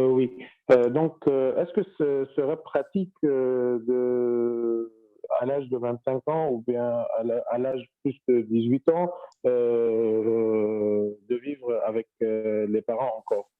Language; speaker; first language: French; non-native, fluent; Arabic